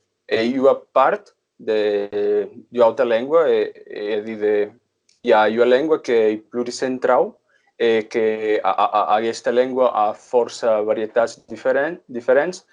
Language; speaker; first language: Italian; non-native, fluent; Portuguese